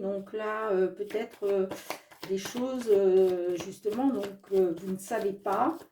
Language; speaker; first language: French; native; French